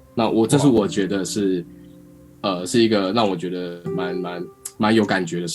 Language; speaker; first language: Chinese; native; Chinese